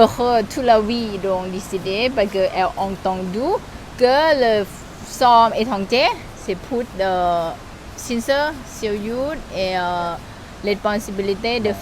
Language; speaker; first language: French; non-native, learner; Thai